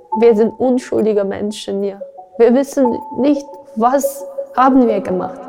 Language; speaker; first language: German; non-native, learner; Uyghur